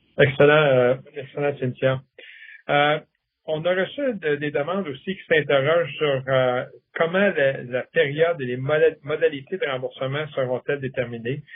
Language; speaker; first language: French; native; French